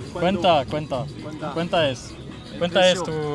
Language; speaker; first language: Spanish; non-native, learner; French